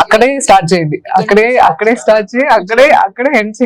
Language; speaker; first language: Telugu; non-native, local second language; Tamil